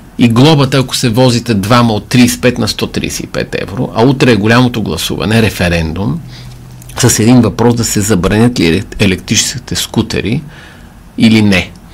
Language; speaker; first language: Bulgarian; native; Bulgarian